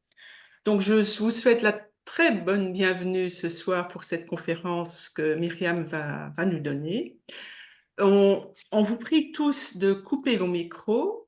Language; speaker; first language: French; native; French